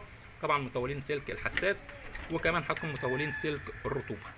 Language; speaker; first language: Arabic; native; Arabic